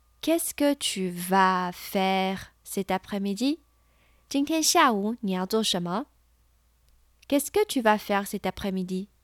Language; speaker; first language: French; non-native, fluent; Chinese